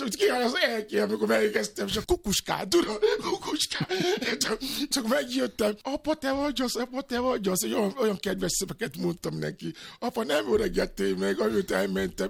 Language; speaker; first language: Hungarian; non-native, learner; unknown